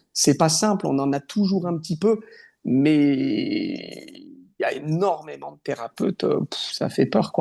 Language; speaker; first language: French; native; French